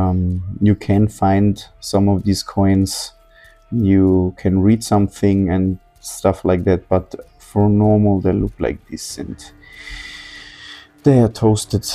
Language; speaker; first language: English; non-native, fluent; German